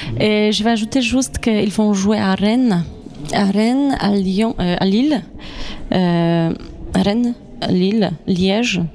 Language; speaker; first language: French; non-native, fluent; Polish